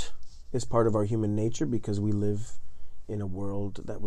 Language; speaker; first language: English; non-native, fluent; Italian